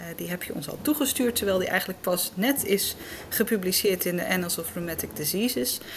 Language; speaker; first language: Dutch; native; Dutch